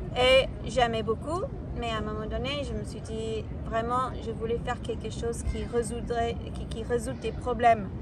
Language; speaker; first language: French; non-native, fluent; English